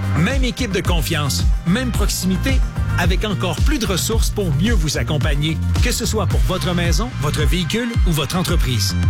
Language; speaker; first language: French; native; French